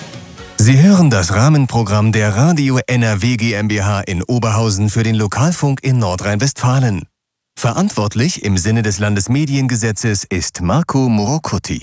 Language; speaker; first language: German; native; German